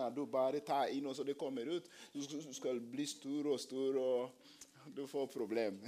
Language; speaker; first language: Norwegian; non-native, fluent; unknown